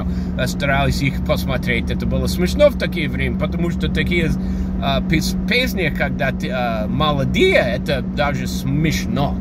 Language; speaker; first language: Russian; non-native, fluent; English